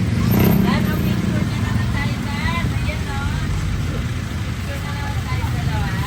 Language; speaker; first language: Filipino; native; Filipino